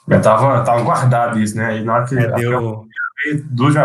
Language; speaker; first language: Portuguese; native; Portuguese